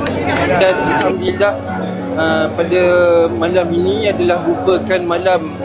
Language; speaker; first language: Malay; native; Malay